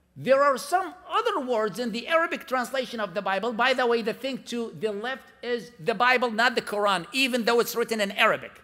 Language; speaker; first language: English; non-native, fluent; Arabic